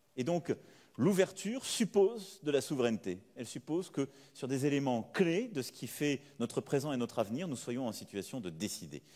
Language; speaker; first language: French; native; French